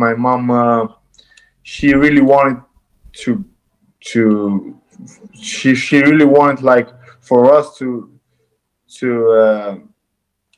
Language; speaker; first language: English; non-native, fluent; Romanian